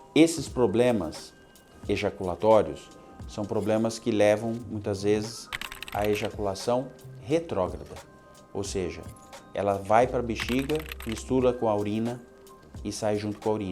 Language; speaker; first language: Portuguese; native; Portuguese